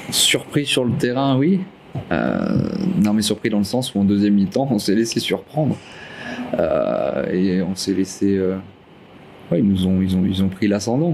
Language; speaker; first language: French; native; French